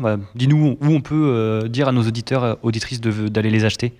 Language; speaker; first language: French; native; French